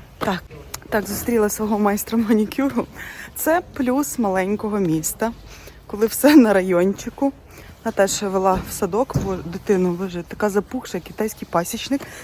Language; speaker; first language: Ukrainian; non-native, local second language; Russian